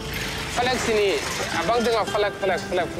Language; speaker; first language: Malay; non-native, learner; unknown